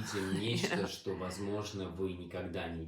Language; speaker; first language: Russian; native; Russian